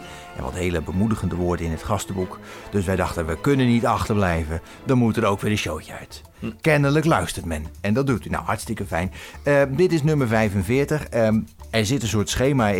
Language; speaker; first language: Dutch; native; Dutch